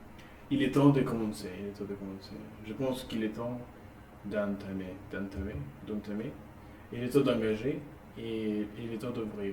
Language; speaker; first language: French; non-native, learner; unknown